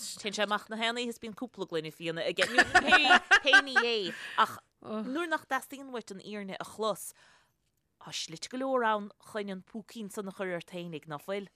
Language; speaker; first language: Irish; native; Irish